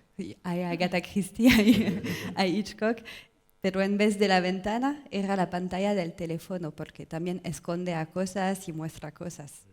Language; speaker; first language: Spanish; non-native, learner; French